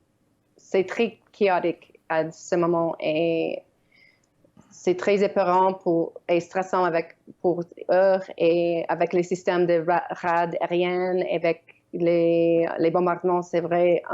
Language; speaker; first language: French; non-native, learner; Ukrainian